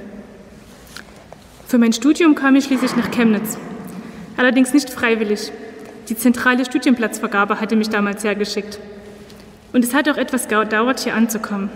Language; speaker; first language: German; native; German